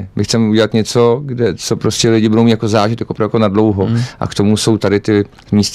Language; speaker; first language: Czech; native; Czech